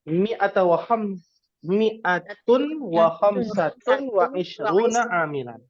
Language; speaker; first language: Arabic; non-native, fluent; Indonesian